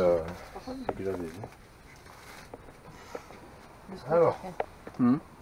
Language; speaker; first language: French; native; French